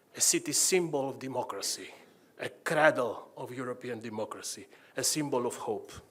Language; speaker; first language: English; non-native, fluent; Greek